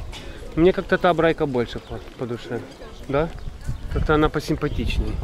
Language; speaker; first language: Russian; native; Russian